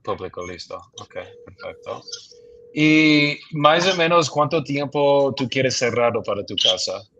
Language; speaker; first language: Spanish; non-native, learner; English